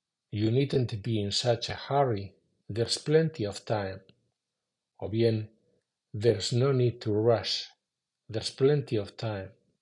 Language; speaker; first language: English; non-native, fluent; Spanish